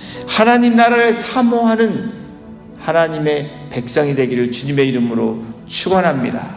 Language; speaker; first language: Korean; native; Korean